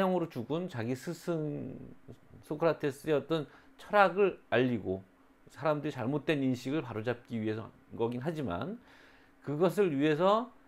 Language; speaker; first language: Korean; native; Korean